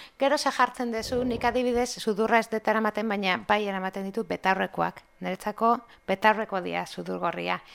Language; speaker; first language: Basque; non-native, local second language; Spanish